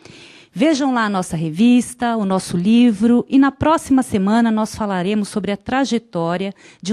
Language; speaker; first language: Portuguese; native; Portuguese